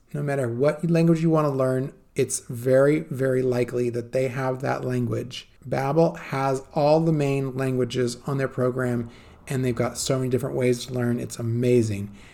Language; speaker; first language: English; native; English